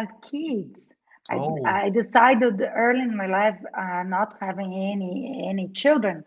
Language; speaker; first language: English; non-native, fluent; Portuguese